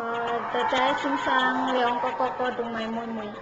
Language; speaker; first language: Cantonese; non-native, learner; Indonesian